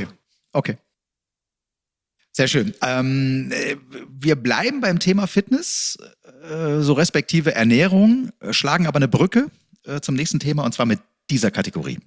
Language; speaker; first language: German; native; German